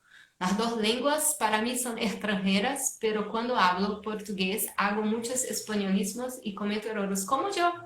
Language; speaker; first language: Spanish; non-native, fluent; Portuguese